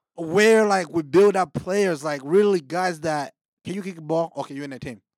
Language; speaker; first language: English; non-native, local second language; Rundi